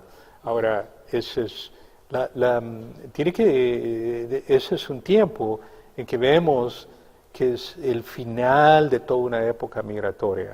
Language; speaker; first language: Spanish; native; Spanish